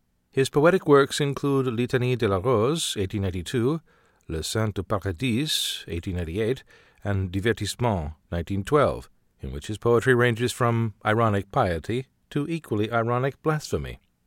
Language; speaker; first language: English; native; English